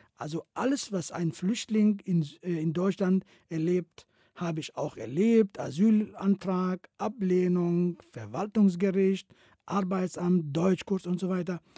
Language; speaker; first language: German; non-native, fluent; Kurdish